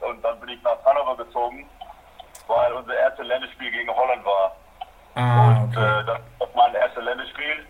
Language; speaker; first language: German; non-native, fluent; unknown